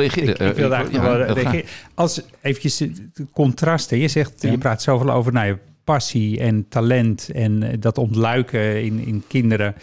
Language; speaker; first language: Dutch; native; Dutch